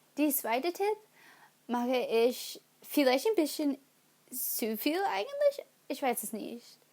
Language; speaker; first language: German; non-native, learner; English